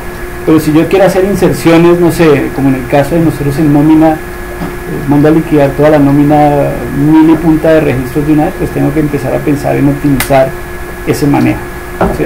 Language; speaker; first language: Spanish; native; Spanish